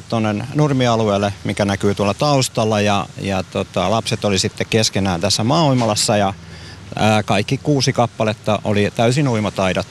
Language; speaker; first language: Finnish; native; Finnish